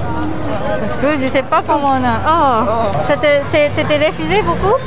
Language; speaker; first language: French; non-native, learner; Japanese